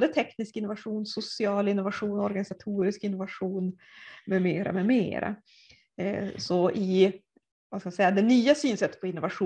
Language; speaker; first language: Swedish; native; Swedish